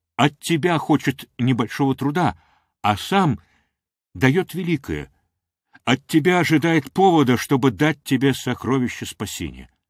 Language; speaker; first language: Russian; non-native, local second language; Armenian